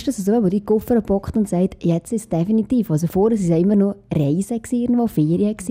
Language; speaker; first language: German; native; German